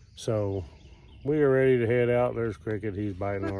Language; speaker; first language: English; native; English